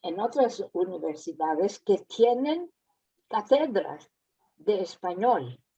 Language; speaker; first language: Spanish; early bilingual, heritage; Ladino